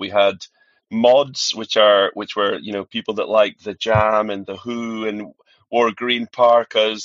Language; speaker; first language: English; native; English